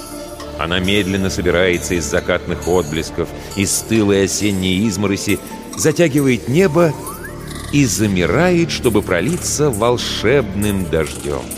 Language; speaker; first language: Russian; native; Russian